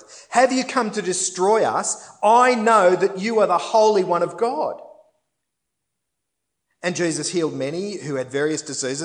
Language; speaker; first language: English; native; English